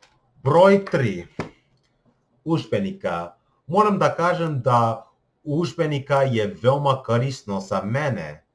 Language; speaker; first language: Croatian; non-native, learner; English